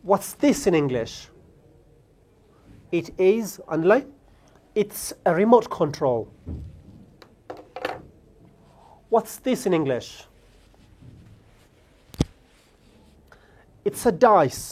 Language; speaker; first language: English; non-native, fluent; Amharic